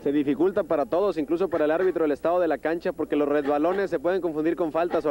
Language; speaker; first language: Spanish; native; Spanish